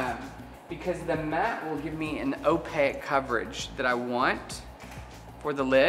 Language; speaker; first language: English; native; English